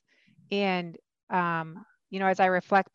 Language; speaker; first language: English; native; English